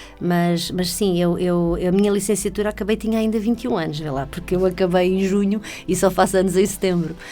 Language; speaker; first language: Portuguese; native; Portuguese